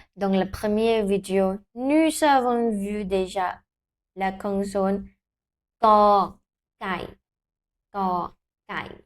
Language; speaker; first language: French; non-native, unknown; Thai